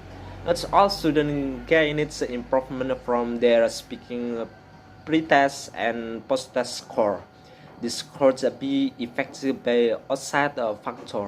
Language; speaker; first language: English; non-native, learner; Indonesian